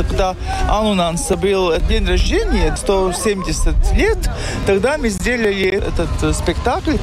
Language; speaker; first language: Russian; non-native, local second language; Latvian